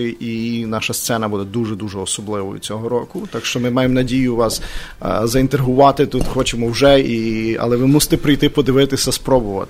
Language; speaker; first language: Ukrainian; native; Ukrainian